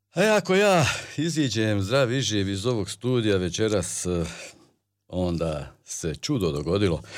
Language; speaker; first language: Croatian; native; Croatian